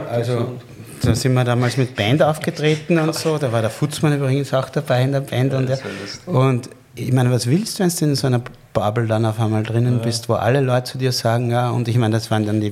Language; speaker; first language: German; native; German